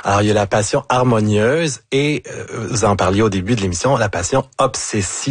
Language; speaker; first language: French; native; French